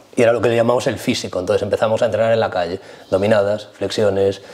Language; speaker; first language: Spanish; native; Spanish